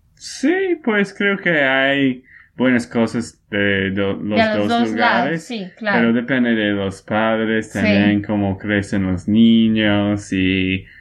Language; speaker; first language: Spanish; non-native, fluent; English